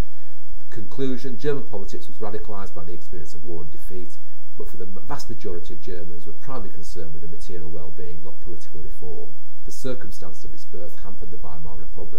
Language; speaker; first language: English; native; English